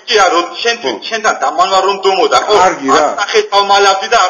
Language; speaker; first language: Georgian; native; Georgian